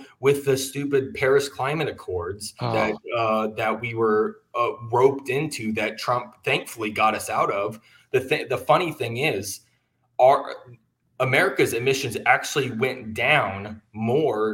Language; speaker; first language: English; native; English